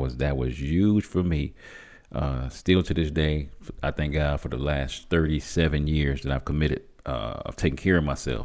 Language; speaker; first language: English; native; English